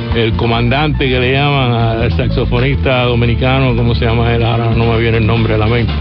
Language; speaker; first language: Spanish; native; Spanish